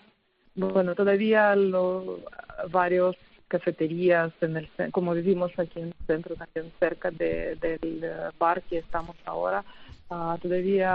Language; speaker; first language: Spanish; non-native, fluent; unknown